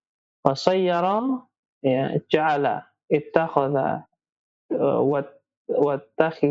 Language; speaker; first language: Arabic; non-native, fluent; Indonesian